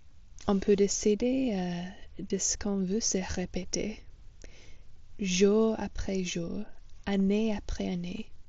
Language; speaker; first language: French; non-native, fluent; English